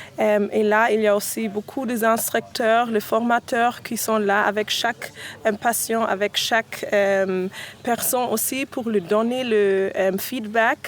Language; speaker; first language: French; non-native, fluent; German